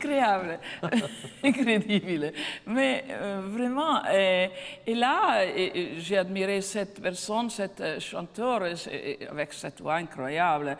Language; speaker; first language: French; non-native, fluent; Italian